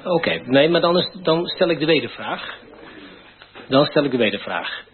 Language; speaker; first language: Dutch; native; Dutch